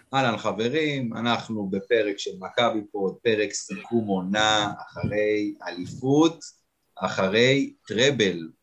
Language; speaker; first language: Hebrew; native; Hebrew